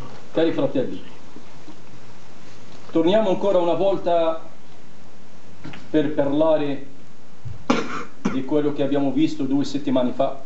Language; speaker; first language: Italian; non-native, fluent; Arabic